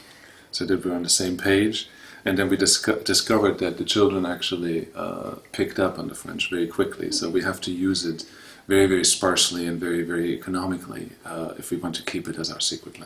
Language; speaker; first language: English; non-native, fluent; German